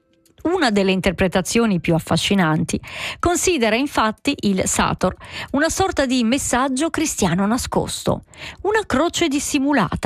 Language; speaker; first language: Italian; native; Italian